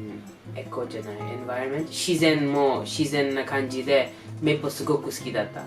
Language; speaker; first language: Japanese; non-native, learner; English